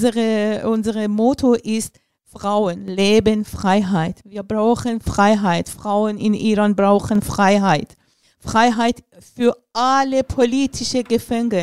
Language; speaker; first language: German; non-native, learner; Persian